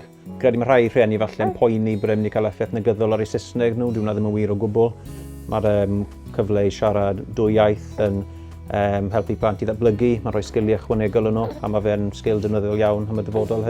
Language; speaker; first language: Welsh; non-native, learner; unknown